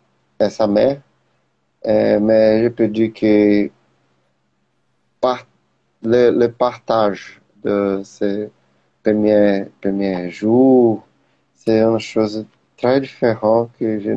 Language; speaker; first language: French; non-native, learner; Portuguese